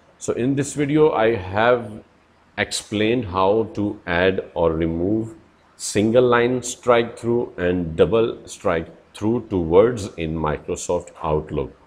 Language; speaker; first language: English; non-native, local second language; Urdu